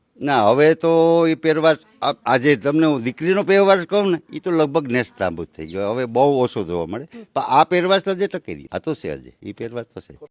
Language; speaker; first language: Gujarati; native; Gujarati